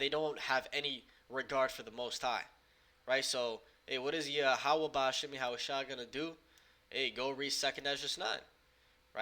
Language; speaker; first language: English; native; English